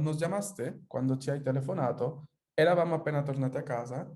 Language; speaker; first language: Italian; non-native, fluent; Spanish